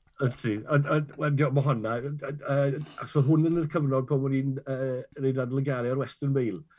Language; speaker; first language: Welsh; native; Welsh